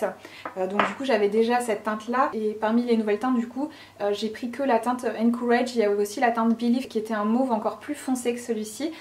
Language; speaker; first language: French; native; French